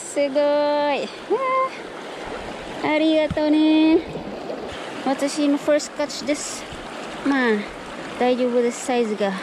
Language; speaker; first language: Japanese; non-native, fluent; Filipino